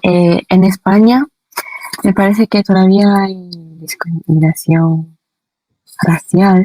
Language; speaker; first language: Spanish; non-native, fluent; Korean